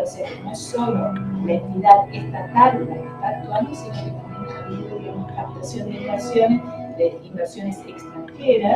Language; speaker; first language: Spanish; native; Spanish